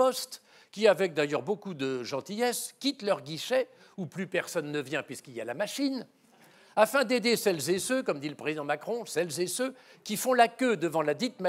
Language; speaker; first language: French; native; French